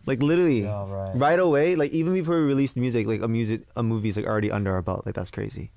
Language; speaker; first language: English; early bilingual, other home language; Korean